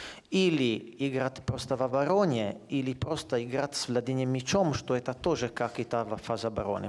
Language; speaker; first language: Russian; non-native, fluent; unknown